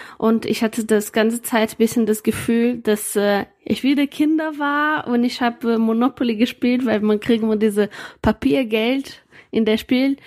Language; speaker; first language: German; non-native, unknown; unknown